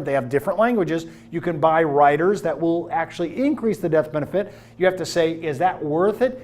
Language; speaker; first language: English; native; English